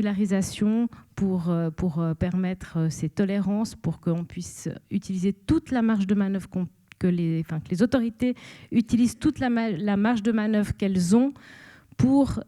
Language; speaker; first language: French; native; French